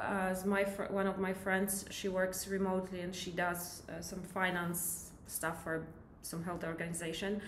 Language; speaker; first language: English; non-native, fluent; Polish